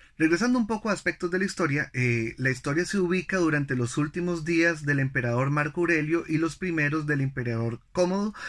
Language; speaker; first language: Spanish; native; Spanish